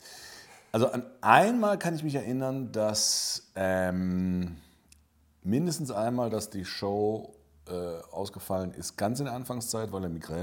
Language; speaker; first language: German; native; German